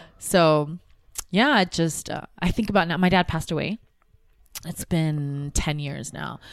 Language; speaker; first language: English; early bilingual, other home language; Tigrinya